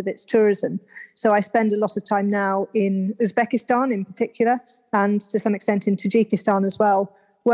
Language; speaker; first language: English; native; English